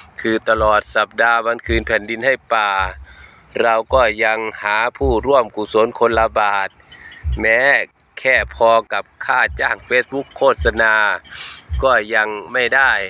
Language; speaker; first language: Thai; native; Thai